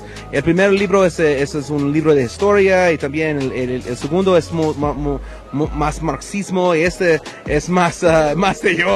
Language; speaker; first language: Spanish; early bilingual, heritage; English